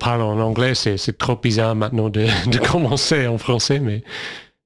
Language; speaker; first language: French; non-native, fluent; English